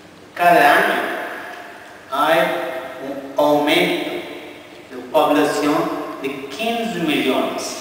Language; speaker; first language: Spanish; non-native, fluent; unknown